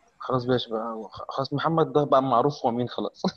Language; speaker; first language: Arabic; native; Arabic